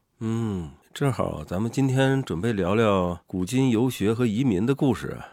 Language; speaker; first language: Chinese; native; Chinese